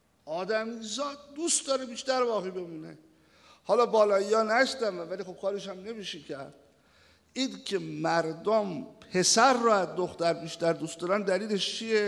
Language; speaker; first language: Persian; native; Persian